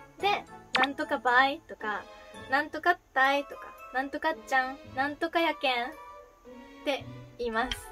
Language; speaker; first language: Japanese; native; Japanese